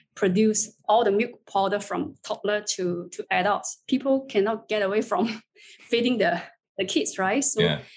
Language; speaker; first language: English; non-native, fluent; Chinese